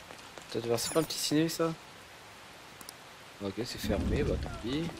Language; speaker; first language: French; native; French